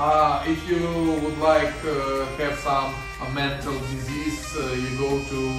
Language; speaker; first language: English; non-native, learner; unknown